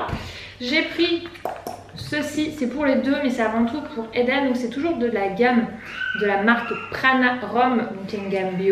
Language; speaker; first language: French; native; French